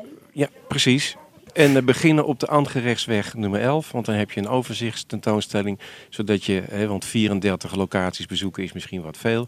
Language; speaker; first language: Dutch; native; Dutch